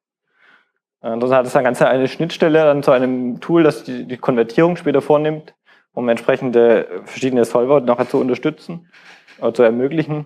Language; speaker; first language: German; native; German